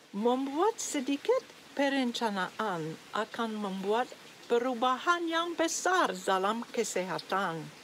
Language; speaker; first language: Indonesian; non-native, learner; English